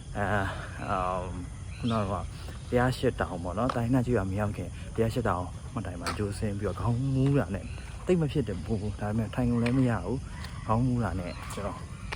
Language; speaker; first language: Burmese; native; Burmese